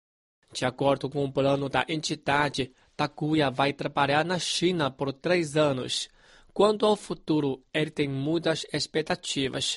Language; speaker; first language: Portuguese; non-native, fluent; Chinese